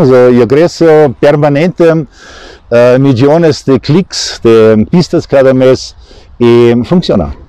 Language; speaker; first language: Spanish; non-native, learner; German